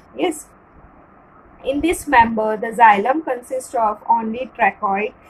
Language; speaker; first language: English; non-native, local second language; Marathi